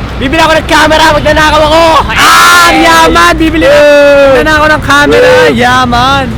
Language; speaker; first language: Filipino; native; Filipino